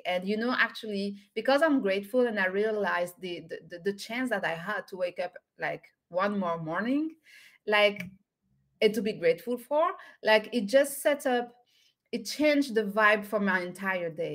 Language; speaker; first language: English; non-native, fluent; French